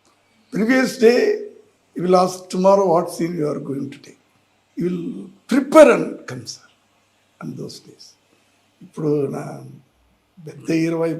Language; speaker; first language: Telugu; non-native, learner; Tamil